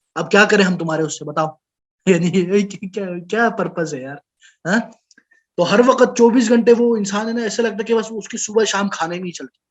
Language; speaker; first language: Urdu; non-native, local second language; Pashto